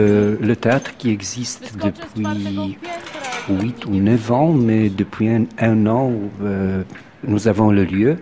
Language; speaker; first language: French; non-native, fluent; Polish